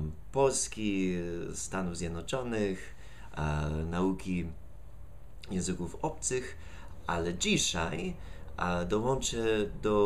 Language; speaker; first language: Polish; non-native, fluent; English